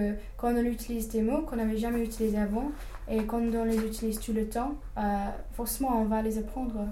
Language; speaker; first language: French; non-native, fluent; English